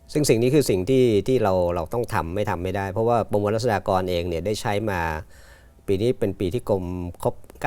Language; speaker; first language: Thai; native; Thai